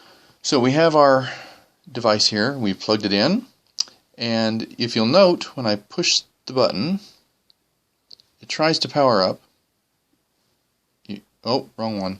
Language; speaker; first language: English; native; English